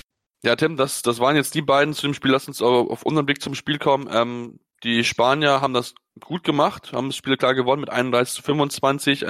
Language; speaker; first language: German; native; German